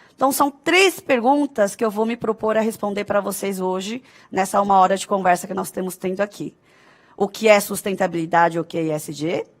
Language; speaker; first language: Portuguese; early bilingual, other home language; Korean